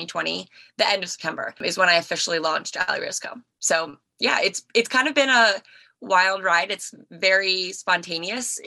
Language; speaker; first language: English; native; English